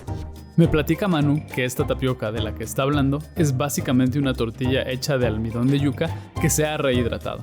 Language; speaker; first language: Spanish; native; Spanish